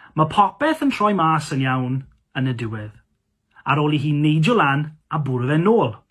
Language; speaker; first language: Welsh; non-native, local second language; English